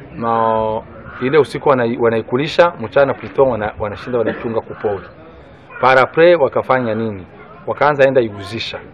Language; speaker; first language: Swahili; non-native, local second language; Kinyarwanda